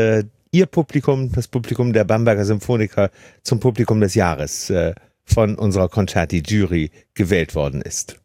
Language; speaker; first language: German; native; German